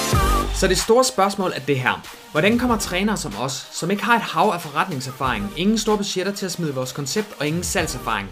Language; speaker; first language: Danish; native; Danish